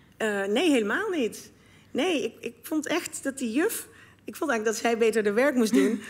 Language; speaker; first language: Dutch; native; Dutch